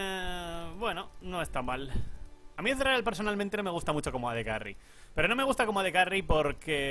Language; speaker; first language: Spanish; native; Spanish